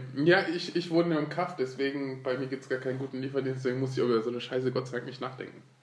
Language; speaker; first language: German; early bilingual, other home language; Turkish